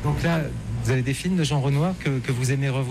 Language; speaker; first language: French; native; French